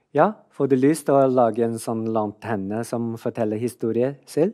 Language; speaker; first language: Norwegian; non-native, fluent; Chinese